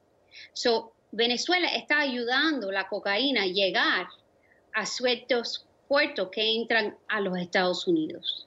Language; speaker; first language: Spanish; early bilingual, other home language; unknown